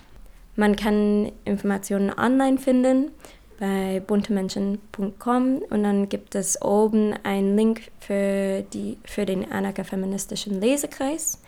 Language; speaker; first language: German; non-native, learner; English